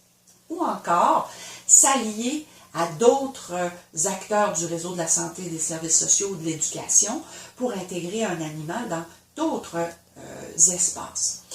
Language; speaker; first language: French; native; French